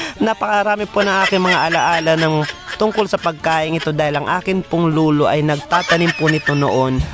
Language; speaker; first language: Filipino; non-native, local second language; Waray